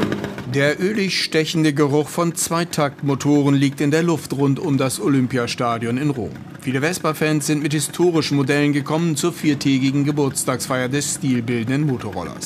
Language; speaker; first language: German; native; German